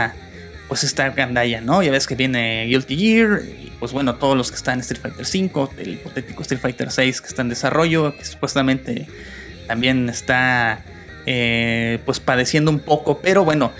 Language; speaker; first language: Spanish; native; Spanish